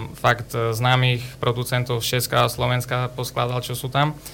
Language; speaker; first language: Slovak; non-native, local second language; Rusyn